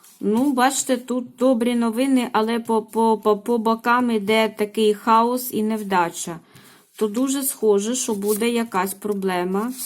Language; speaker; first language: Ukrainian; native; Ukrainian